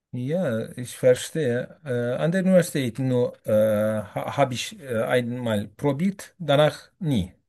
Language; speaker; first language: German; non-native, learner; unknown